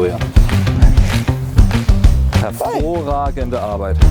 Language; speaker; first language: German; native; German